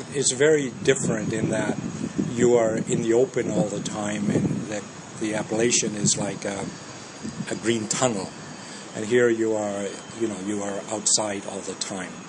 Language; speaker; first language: English; early bilingual, other home language; Danish